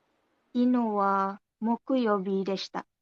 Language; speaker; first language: Japanese; non-native, learner; Malay